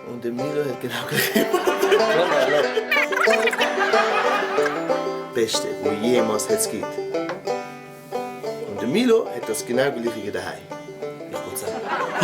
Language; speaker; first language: German; native; German